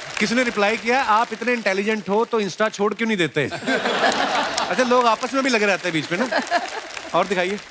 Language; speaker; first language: Hindi; non-native, local second language; Punjabi